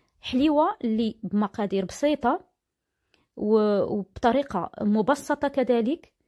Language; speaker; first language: Arabic; native; Arabic